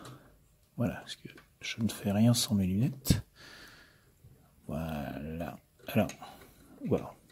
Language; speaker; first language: French; native; French